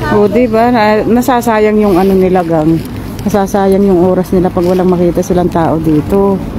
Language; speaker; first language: Filipino; native; Filipino